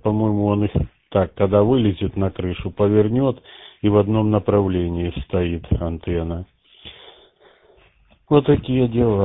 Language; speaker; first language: Russian; native; Russian